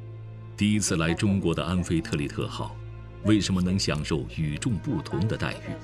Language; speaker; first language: Chinese; native; Chinese